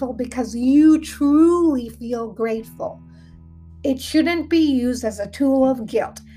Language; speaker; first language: English; early bilingual, other home language; Hindi